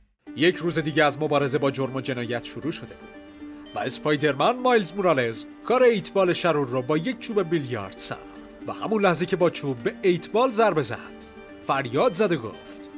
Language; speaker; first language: Persian; native; Persian